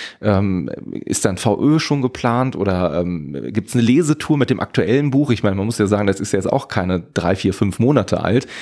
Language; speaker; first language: German; native; German